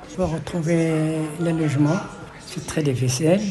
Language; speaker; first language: French; non-native, learner; Arabic